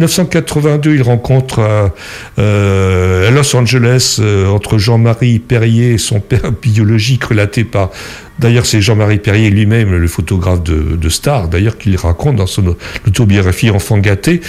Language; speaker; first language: French; native; French